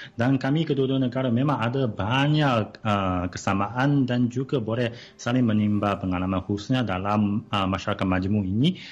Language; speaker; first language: Malay; non-native, fluent; Chinese